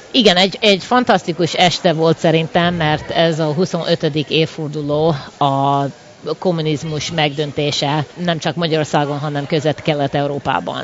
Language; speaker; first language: Hungarian; early bilingual, heritage; Hungarian